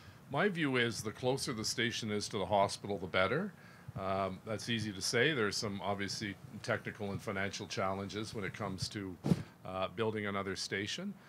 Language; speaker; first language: English; native; English